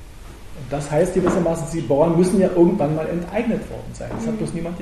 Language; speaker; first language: German; native; German